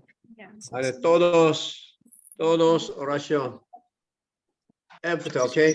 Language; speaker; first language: Spanish; non-native, learner; Korean